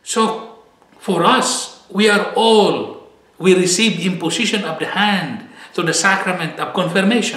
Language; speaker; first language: English; non-native, fluent; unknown